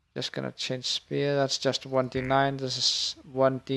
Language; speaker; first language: English; non-native, fluent; Danish